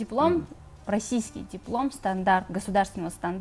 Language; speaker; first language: Russian; non-native, fluent; Armenian